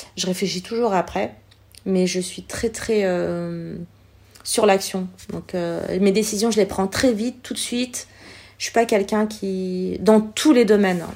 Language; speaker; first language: French; early bilingual, other home language; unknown